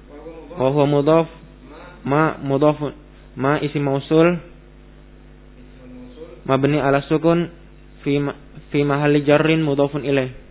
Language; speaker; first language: Arabic; non-native, learner; Indonesian